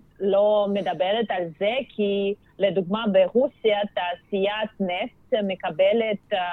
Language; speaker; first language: Hebrew; non-native, fluent; Russian